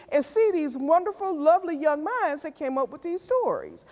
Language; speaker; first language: English; native; English